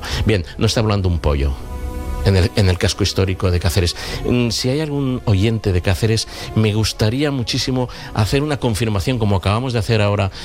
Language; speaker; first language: Spanish; native; Spanish